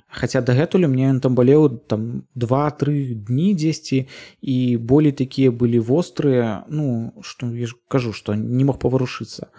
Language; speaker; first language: Belarusian; native; Belarusian